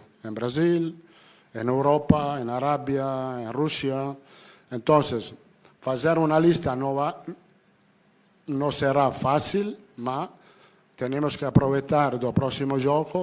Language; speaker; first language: Portuguese; non-native, fluent; Italian